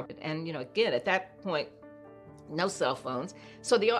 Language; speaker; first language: English; native; English